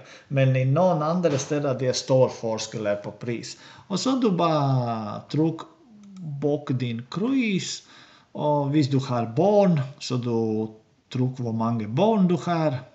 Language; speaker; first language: Swedish; non-native, learner; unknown